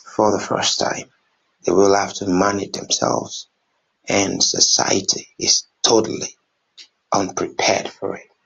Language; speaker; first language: English; non-native, local second language; Yoruba